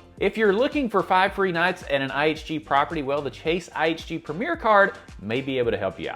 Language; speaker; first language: English; native; English